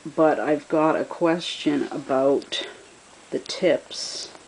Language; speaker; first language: English; native; English